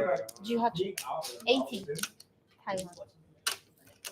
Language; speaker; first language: Japanese; non-native, learner; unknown